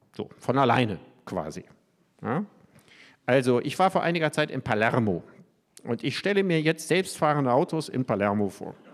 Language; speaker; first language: German; native; German